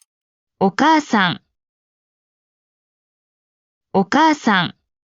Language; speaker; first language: Japanese; native; Japanese